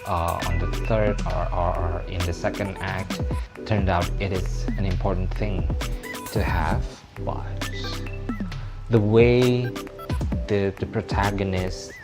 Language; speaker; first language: English; non-native, fluent; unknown